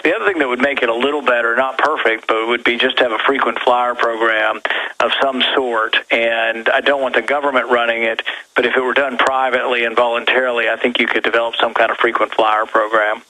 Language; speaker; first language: English; native; English